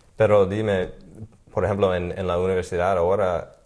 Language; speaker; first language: Spanish; non-native, fluent; English